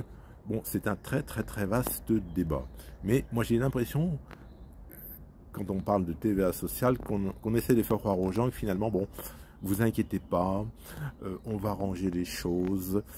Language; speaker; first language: French; native; French